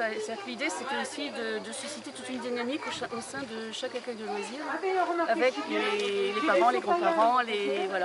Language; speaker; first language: French; native; French